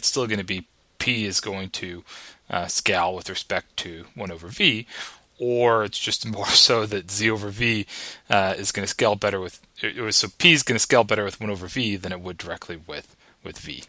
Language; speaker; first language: English; native; English